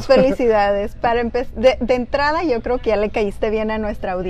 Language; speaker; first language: Spanish; native; Spanish